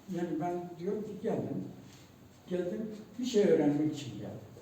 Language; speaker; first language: Turkish; non-native, local second language; Kurdish